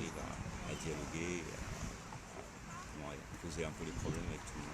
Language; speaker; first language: French; native; French